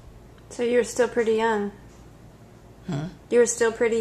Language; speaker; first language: English; native; English